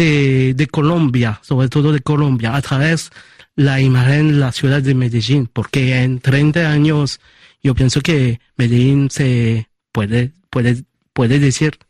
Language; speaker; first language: Spanish; early bilingual, heritage; Spanish